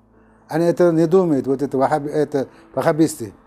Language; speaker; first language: Russian; non-native, local second language; Uzbek